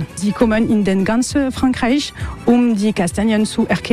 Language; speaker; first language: German; non-native, learner; French